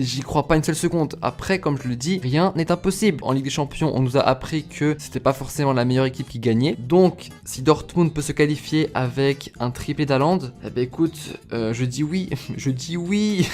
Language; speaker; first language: French; native; French